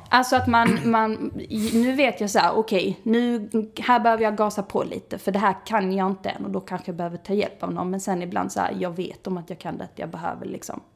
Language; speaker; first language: Swedish; native; Swedish